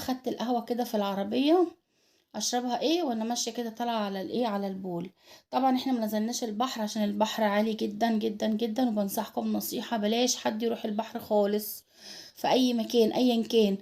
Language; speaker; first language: Arabic; native; Arabic